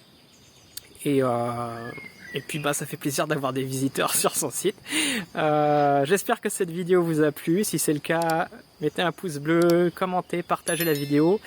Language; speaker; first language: French; native; French